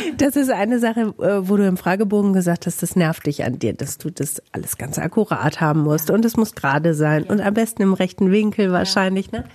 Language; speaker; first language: German; native; German